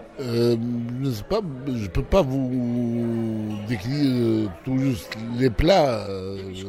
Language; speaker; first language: French; non-native, local second language; Arabic